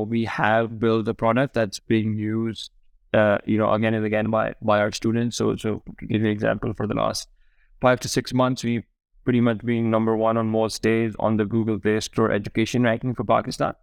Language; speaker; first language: English; non-native, local second language; Urdu